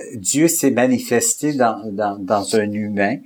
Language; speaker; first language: French; native; French